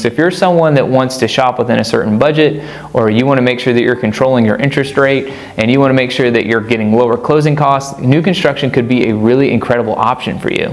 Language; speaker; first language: English; native; English